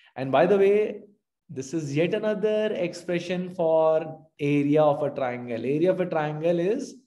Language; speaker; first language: English; non-native, local second language; Hindi